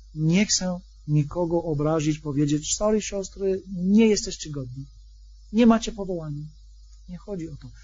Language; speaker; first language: Polish; non-native, fluent; English